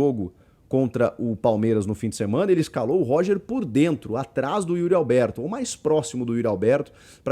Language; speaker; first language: Portuguese; native; Portuguese